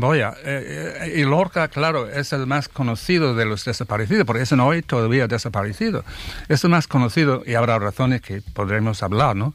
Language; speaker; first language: Spanish; non-native, fluent; English